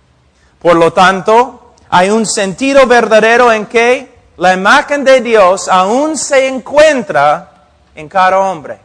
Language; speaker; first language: Spanish; non-native, fluent; English